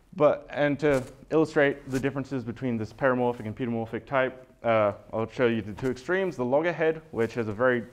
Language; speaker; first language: English; native; English